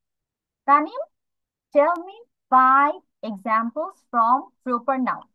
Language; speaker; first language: English; non-native, fluent; Bangla